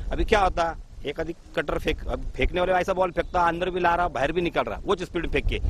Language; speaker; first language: Hindi; non-native, local second language; Marathi